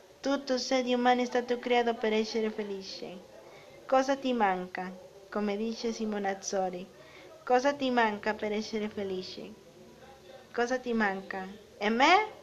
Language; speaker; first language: Italian; non-native, learner; Spanish